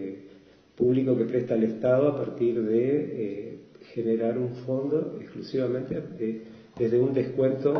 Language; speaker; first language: Spanish; native; Spanish